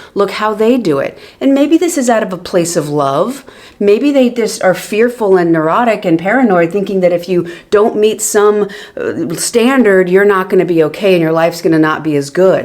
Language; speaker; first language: English; native; English